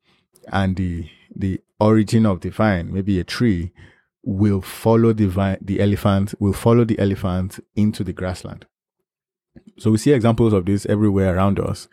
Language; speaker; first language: English; non-native, local second language; Yoruba